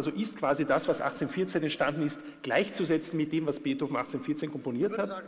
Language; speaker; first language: German; native; German